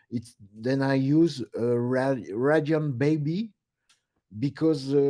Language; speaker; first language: English; non-native, learner; French